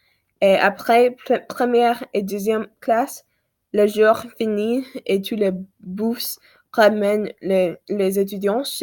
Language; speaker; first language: French; non-native, learner; English